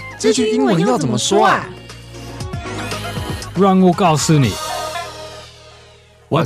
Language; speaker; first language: Chinese; non-native, fluent; English